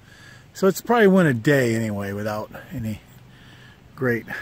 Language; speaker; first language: English; native; English